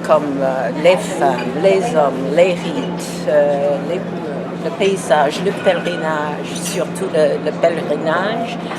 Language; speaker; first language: French; non-native, fluent; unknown